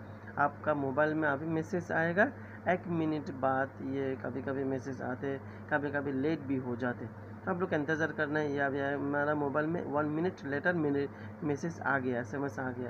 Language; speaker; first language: Hindi; non-native, learner; Bangla